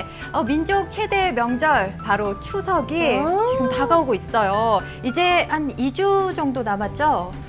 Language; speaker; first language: Korean; native; Korean